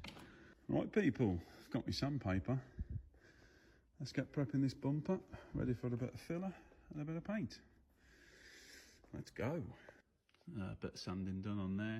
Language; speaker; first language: English; native; English